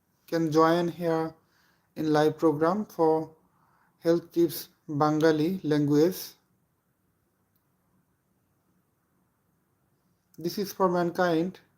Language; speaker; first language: English; non-native, local second language; Bangla